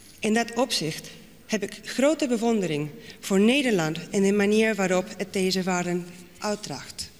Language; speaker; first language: Dutch; non-native, fluent; Spanish